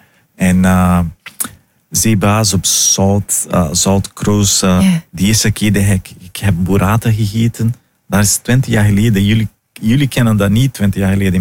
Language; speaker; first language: Dutch; non-native, fluent; Portuguese